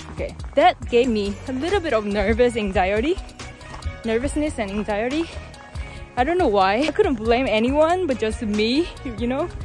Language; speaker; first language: English; non-native, fluent; Korean